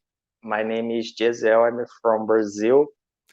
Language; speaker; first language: English; non-native, learner; Portuguese